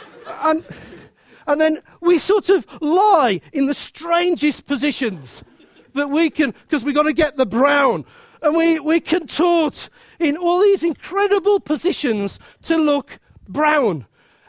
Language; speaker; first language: English; native; English